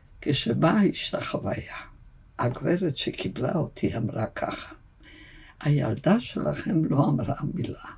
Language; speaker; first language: Hebrew; non-native, fluent; Yiddish